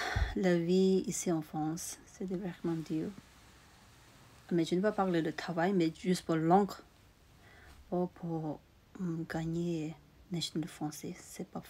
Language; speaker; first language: French; non-native, learner; Tibetan